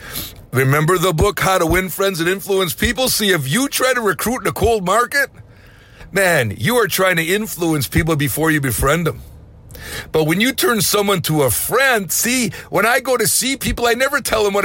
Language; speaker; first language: English; native; English